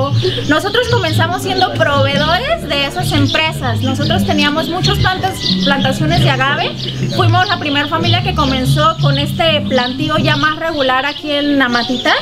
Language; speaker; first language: Spanish; native; Spanish